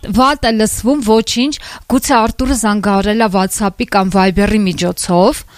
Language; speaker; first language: Armenian; native; Armenian